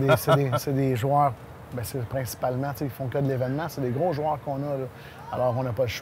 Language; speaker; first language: French; native; French